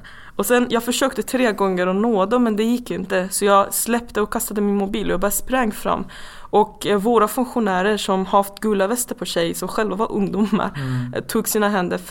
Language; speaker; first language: Swedish; non-native, fluent; Persian